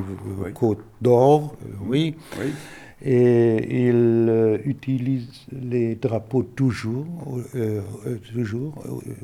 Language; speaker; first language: French; non-native, fluent; German